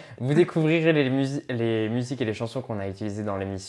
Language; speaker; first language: French; native; French